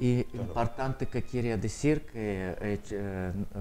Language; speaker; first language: Spanish; non-native, learner; Russian